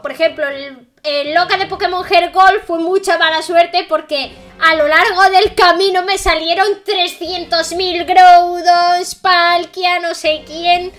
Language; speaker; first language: Spanish; native; Spanish